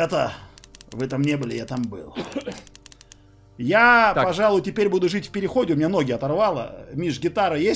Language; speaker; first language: Russian; native; Russian